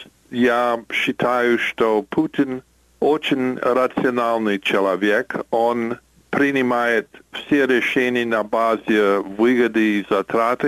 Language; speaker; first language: Russian; non-native, fluent; English